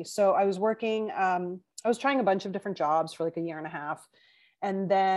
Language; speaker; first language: English; non-native, fluent; Spanish